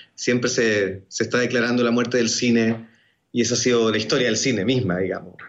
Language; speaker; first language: Spanish; native; Spanish